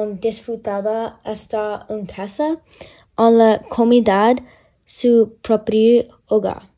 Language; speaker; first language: Spanish; non-native, learner; English